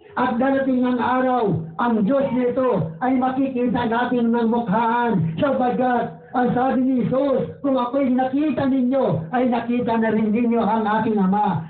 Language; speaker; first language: Filipino; non-native, local second language; Waray